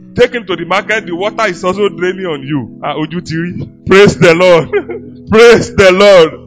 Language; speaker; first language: English; non-native, local second language; Yoruba